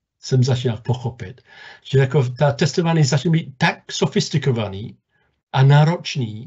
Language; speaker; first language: Czech; non-native, fluent; English